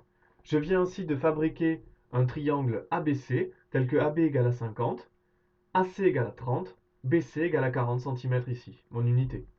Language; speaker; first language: French; native; French